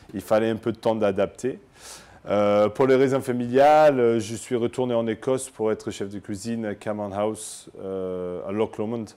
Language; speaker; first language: French; non-native, fluent; English